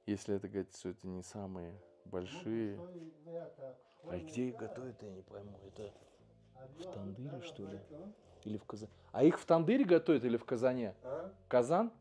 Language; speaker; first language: Russian; native; Russian